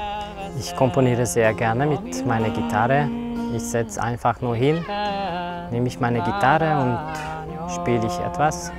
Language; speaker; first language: German; non-native, fluent; Hungarian